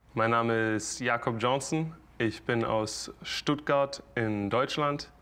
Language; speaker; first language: English; early bilingual, other home language; German